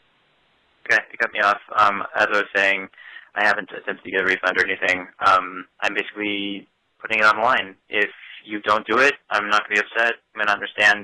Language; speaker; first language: English; native; English